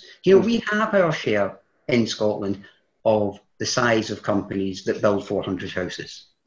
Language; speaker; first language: English; native; English